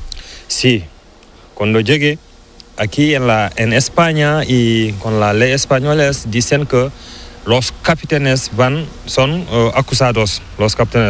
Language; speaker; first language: Spanish; non-native, learner; Fula